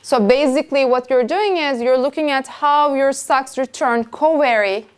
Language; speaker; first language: English; non-native, fluent; Turkish